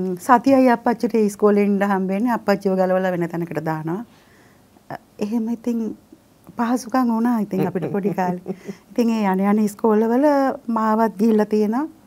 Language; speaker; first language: Sinhala; native; Sinhala